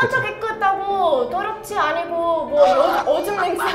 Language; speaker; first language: Korean; non-native, learner; Italian